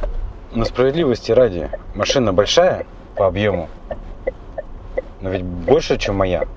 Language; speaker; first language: Russian; native; Russian